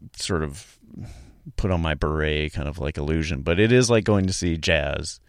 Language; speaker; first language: English; native; English